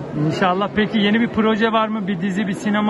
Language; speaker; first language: Turkish; native; Turkish